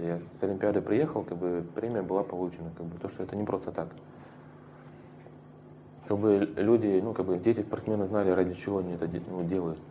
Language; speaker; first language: Russian; native; Russian